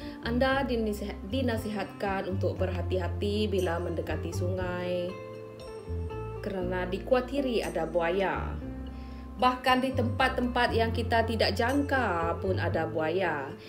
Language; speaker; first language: Malay; non-native, local second language; Iban